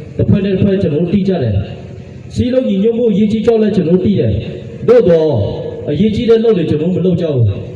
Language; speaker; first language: Burmese; non-native, local second language; Western Kayah